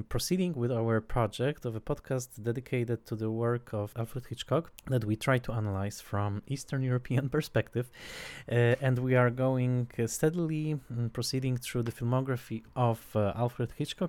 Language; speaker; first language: English; non-native, fluent; Polish